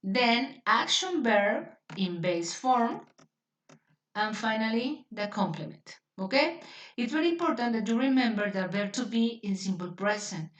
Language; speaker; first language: English; non-native, fluent; Spanish